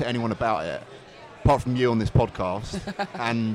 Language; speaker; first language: English; native; English